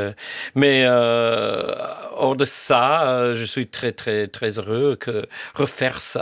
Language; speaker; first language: French; non-native, fluent; English